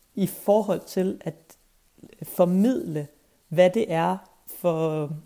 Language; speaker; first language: Danish; native; Danish